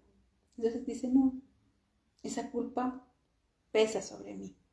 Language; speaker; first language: Spanish; native; Spanish